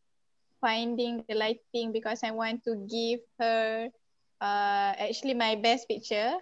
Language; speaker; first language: English; non-native, local second language; Malay